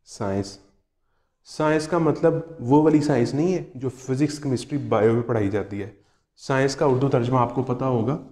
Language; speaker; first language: Urdu; non-native, local second language; Punjabi